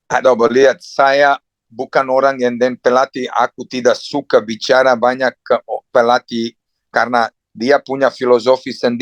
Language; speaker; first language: Indonesian; non-native, fluent; Serbian